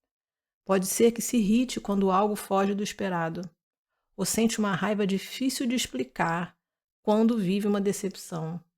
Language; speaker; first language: Portuguese; native; Portuguese